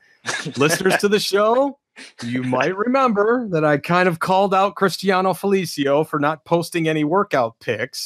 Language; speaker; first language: English; native; English